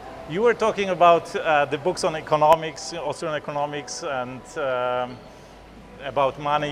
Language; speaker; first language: English; non-native, fluent; Polish